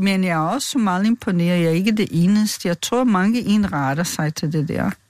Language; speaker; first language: Danish; non-native, fluent; Portuguese